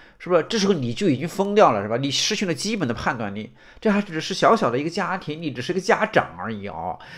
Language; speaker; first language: Chinese; native; Chinese